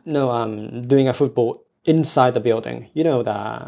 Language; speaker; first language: English; non-native, fluent; Japanese